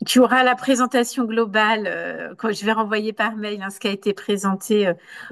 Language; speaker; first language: French; native; French